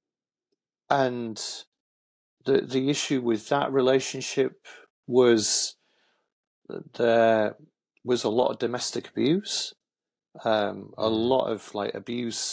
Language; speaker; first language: English; native; English